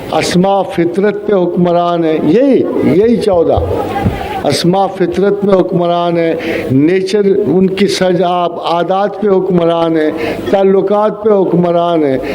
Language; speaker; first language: Urdu; non-native, local second language; Punjabi